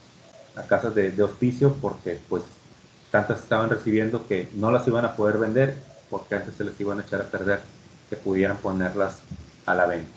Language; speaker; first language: Spanish; native; Spanish